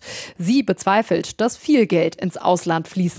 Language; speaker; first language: German; native; German